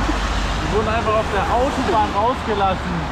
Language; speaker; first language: German; native; German